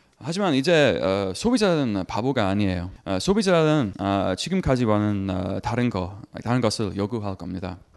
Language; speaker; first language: Korean; non-native, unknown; English